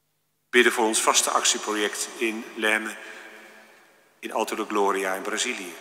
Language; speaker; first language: Dutch; native; Dutch